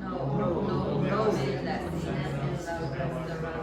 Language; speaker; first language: Spanish; non-native, learner; English